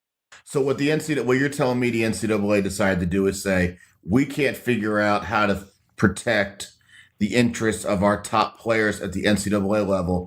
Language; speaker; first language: English; native; English